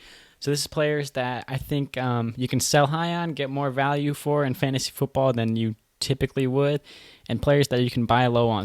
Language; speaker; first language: English; native; English